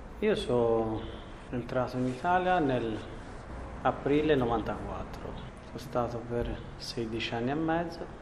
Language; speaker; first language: Italian; non-native, fluent; Albanian